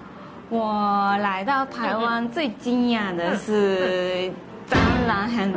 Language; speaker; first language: Chinese; non-native, fluent; Japanese